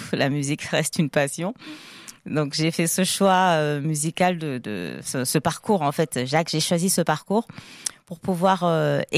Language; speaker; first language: French; non-native, local second language; Lingala